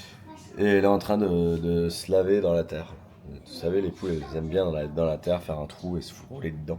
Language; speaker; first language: French; native; French